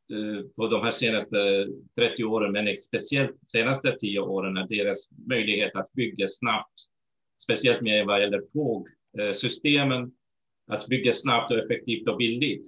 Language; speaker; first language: Swedish; non-native, fluent; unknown